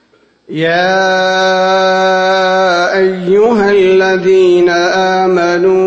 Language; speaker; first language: Arabic; native; Arabic